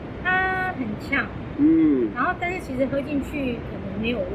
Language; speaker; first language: Chinese; native; Chinese